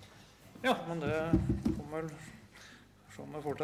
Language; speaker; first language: Norwegian; native; Norwegian